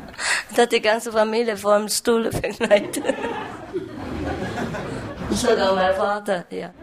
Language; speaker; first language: German; non-native, learner; Vietnamese